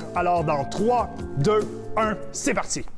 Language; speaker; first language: French; native; French